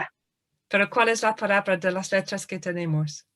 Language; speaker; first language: Spanish; non-native, fluent; English